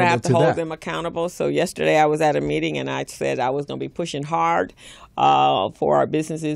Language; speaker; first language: English; native; English